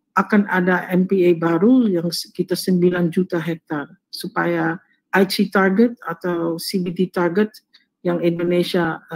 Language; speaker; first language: Indonesian; early bilingual, heritage; Indonesian